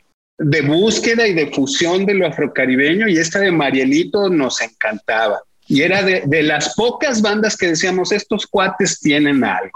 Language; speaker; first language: Spanish; native; Spanish